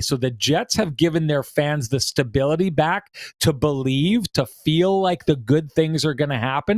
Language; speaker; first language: English; native; English